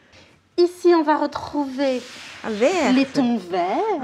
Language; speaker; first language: French; native; French